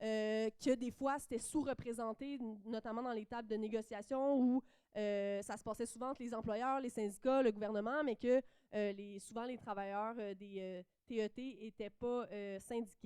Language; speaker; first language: French; native; French